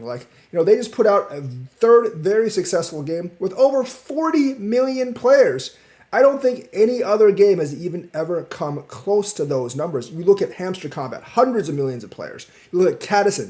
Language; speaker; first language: English; native; English